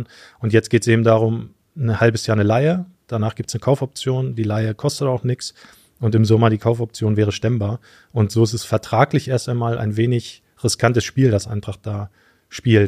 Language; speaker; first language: German; native; German